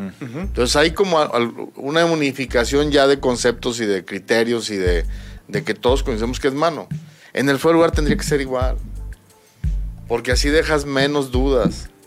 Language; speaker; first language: Spanish; native; Spanish